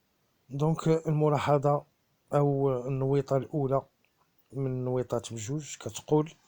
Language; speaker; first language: Arabic; native; Arabic